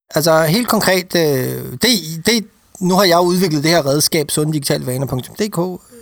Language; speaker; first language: Danish; native; Danish